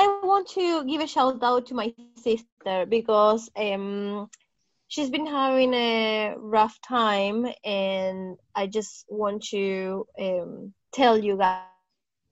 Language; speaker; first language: English; non-native, fluent; Spanish